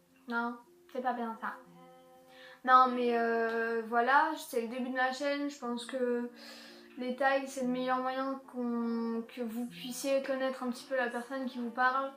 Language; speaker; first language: French; native; French